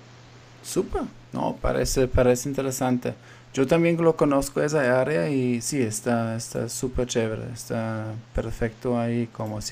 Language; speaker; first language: Spanish; non-native, fluent; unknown